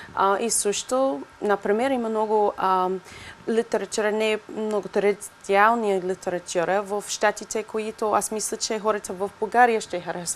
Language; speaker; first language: Bulgarian; non-native, learner; English